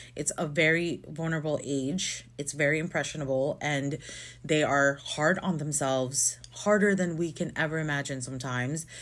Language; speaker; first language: English; non-native, local second language; Filipino